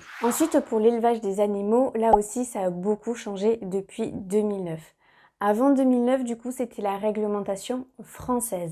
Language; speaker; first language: French; native; French